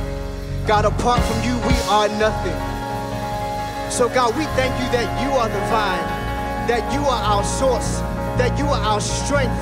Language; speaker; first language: English; native; English